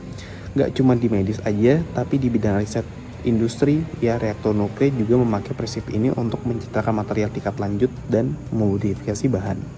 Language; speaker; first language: Indonesian; native; Indonesian